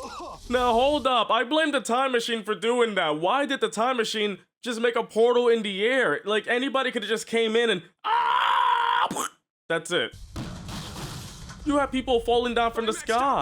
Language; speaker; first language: English; native; English